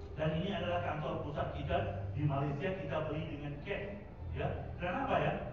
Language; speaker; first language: Indonesian; non-native, fluent; Tamil